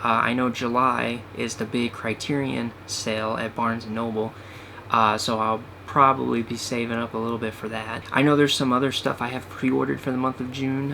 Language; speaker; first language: English; native; English